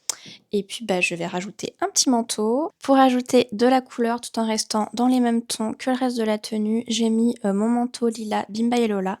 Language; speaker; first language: French; native; French